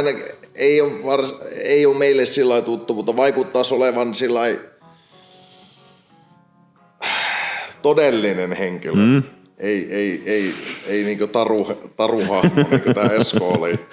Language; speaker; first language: Finnish; native; Finnish